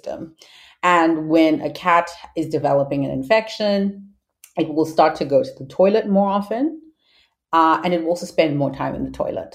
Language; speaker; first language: English; non-native, local second language; Shona